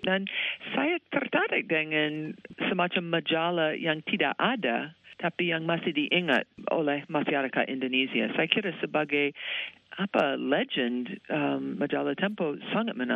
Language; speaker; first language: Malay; non-native, fluent; English